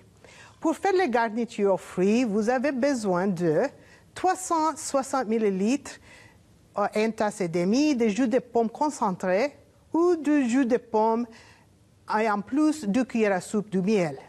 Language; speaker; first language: French; non-native, learner; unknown